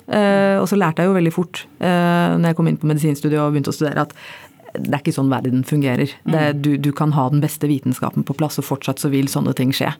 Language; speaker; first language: Norwegian; early bilingual, other home language; Bangla